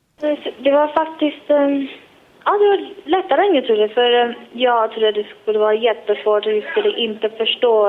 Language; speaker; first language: Swedish; non-native, fluent; Wolof